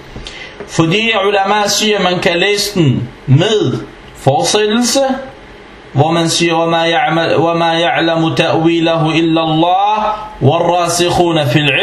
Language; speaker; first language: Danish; early bilingual, other home language; Arabic